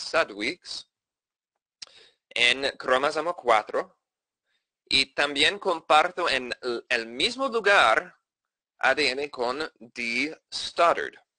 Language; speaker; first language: Spanish; non-native, fluent; English